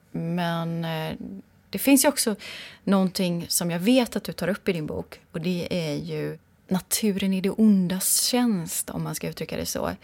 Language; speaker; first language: Swedish; native; Swedish